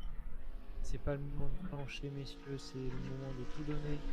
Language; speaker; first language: French; native; French